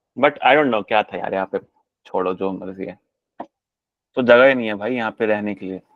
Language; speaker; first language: Hindi; native; Hindi